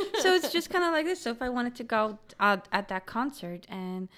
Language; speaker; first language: English; non-native, fluent; Polish